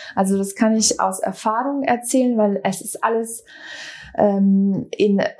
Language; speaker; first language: German; early bilingual, other home language; Bosnian